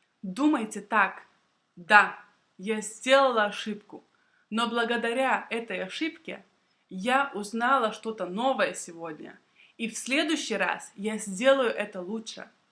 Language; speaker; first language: Russian; native; Russian